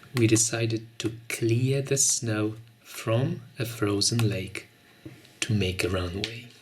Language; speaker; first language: English; non-native, fluent; Polish